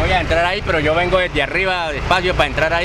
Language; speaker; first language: Spanish; native; Spanish